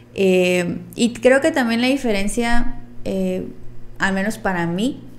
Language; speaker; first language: Spanish; native; Spanish